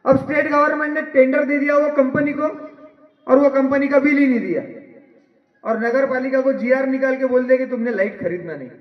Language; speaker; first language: Hindi; non-native, local second language; Marathi